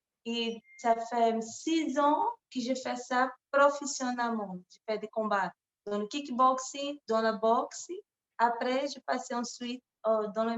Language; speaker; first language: French; non-native, learner; Portuguese